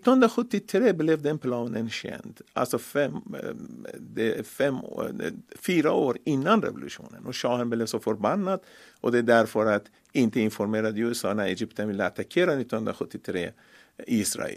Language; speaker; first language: Swedish; non-native, fluent; Persian